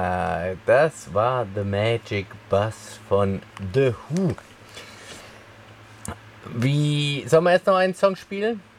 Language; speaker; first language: German; native; German